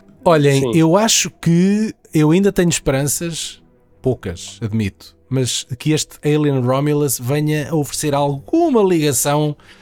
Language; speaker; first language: Portuguese; native; Portuguese